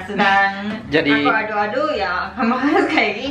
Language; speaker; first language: Indonesian; non-native, learner; Japanese